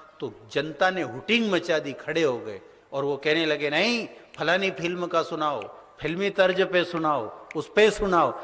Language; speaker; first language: Hindi; native; Hindi